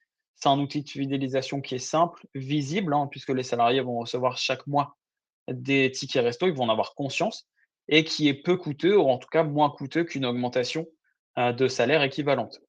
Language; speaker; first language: French; native; French